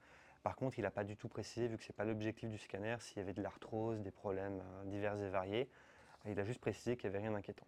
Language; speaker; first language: French; native; French